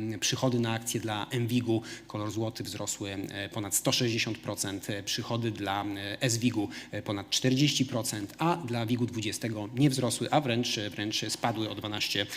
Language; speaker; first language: Polish; native; Polish